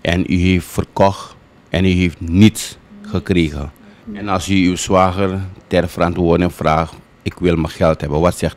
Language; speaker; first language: Dutch; native; Dutch